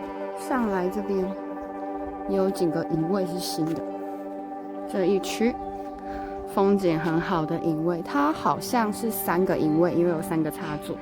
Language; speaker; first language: Chinese; native; Chinese